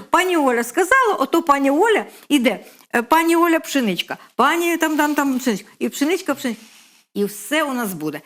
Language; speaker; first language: Ukrainian; non-native, local second language; Russian